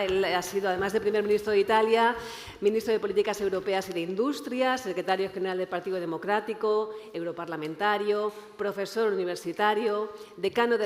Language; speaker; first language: Spanish; native; Spanish